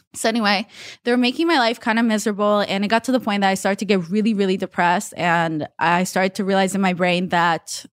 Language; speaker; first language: English; non-native, fluent; Hebrew